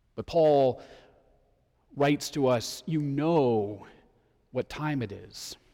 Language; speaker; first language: English; native; English